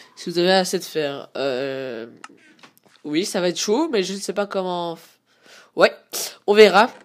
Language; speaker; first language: French; native; French